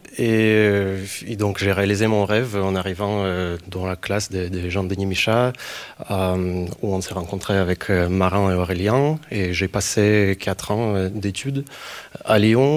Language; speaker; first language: French; non-native, fluent; Ukrainian